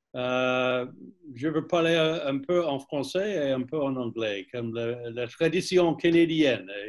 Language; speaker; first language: French; non-native, learner; English